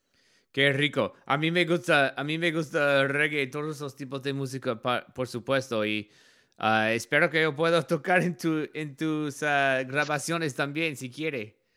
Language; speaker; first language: Spanish; non-native, learner; English